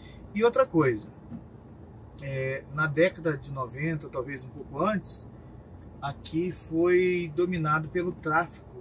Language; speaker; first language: Portuguese; native; Portuguese